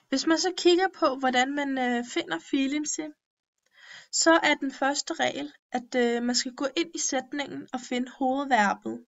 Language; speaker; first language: Danish; early bilingual, other home language; Turkish